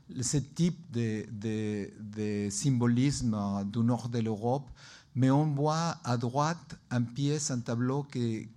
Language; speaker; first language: French; non-native, learner; Spanish